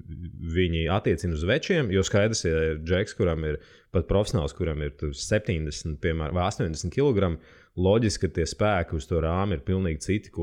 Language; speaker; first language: Latvian; native; Latvian